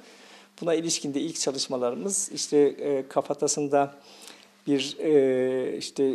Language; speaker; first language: Turkish; native; Turkish